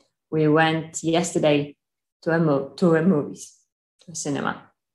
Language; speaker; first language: English; non-native, fluent; Polish